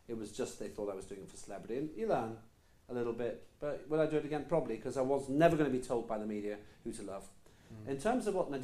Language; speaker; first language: English; non-native, local second language; Estonian